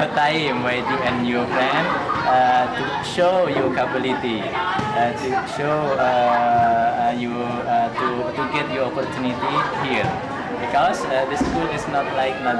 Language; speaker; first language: English; non-native, fluent; Indonesian